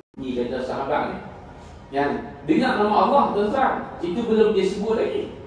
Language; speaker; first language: Malay; native; Malay